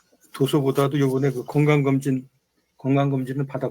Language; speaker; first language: Korean; native; Korean